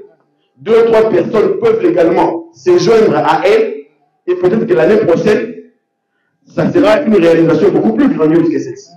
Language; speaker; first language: French; non-native, local second language; Lingala